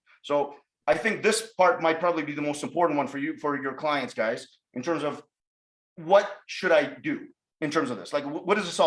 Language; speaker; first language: English; native; English